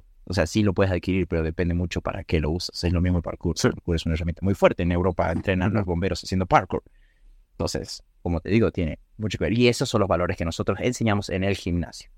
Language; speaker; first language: Spanish; native; Spanish